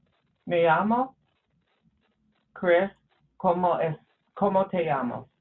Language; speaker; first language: Spanish; non-native, learner; English